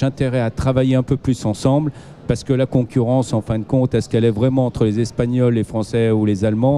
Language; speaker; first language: French; native; French